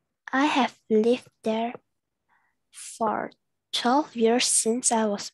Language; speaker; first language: English; non-native, learner; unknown